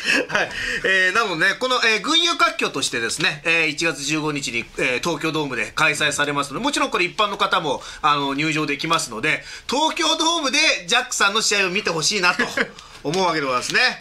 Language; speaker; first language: Japanese; native; Japanese